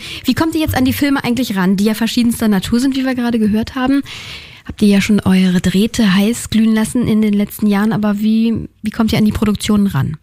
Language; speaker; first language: German; native; German